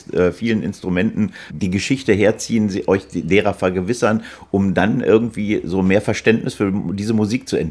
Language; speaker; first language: German; native; German